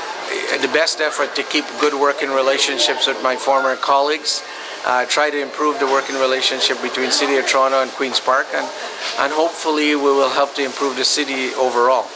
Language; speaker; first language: English; native; English